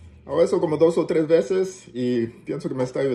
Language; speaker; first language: Spanish; early bilingual, heritage; Spanish